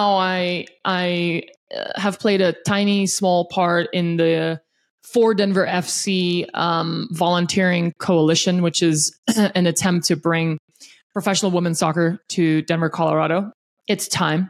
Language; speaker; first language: English; non-native, local second language; Afrikaans